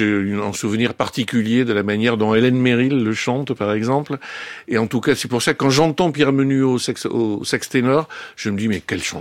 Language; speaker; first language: French; native; French